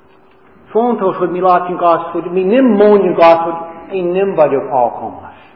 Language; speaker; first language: Hungarian; non-native, fluent; English